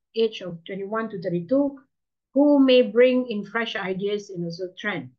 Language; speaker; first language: English; non-native, local second language; Malay